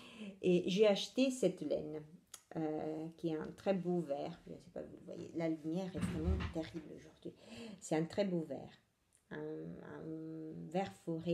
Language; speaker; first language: French; non-native, fluent; Italian